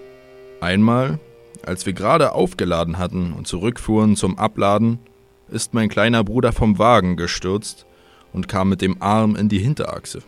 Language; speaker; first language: German; native; German